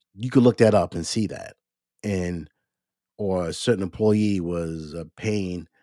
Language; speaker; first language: English; native; English